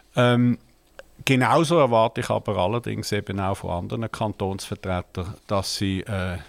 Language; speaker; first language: German; native; German